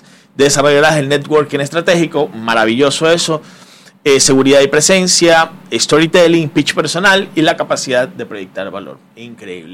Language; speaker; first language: Spanish; native; Spanish